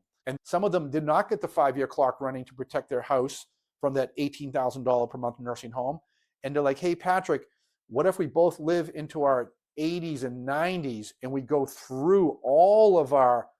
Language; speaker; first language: English; native; English